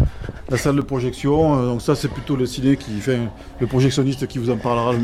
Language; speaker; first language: French; native; French